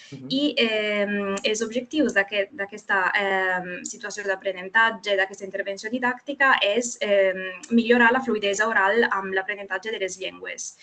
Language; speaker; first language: Catalan; non-native, fluent; Italian